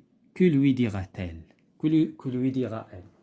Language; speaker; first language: French; non-native, local second language; Arabic